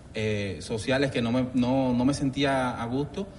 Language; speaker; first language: Spanish; native; Spanish